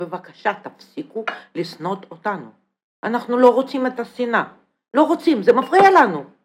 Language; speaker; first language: Hebrew; non-native, fluent; Russian